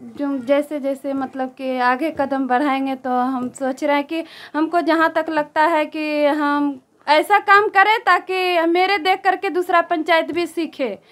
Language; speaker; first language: Hindi; native; Hindi